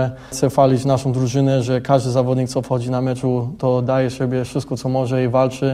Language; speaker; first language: Polish; early bilingual, heritage; English